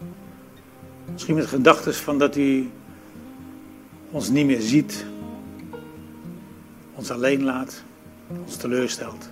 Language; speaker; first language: Dutch; native; Dutch